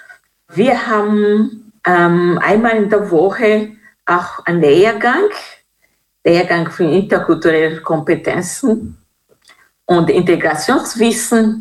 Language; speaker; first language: German; non-native, fluent; Kinyarwanda